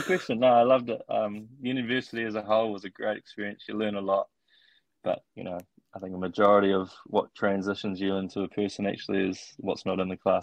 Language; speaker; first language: English; native; English